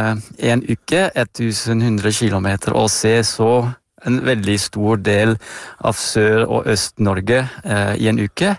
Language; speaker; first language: Norwegian; non-native, fluent; Dutch